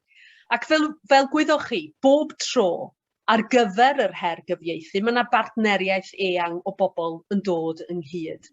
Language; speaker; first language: Welsh; native; Welsh